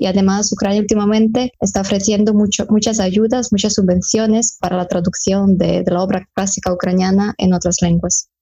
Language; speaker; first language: Spanish; non-native, fluent; Ukrainian